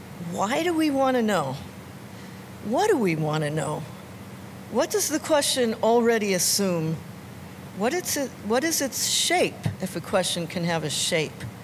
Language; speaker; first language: English; native; English